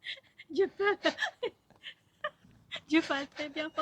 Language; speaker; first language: French; non-native, learner; Iban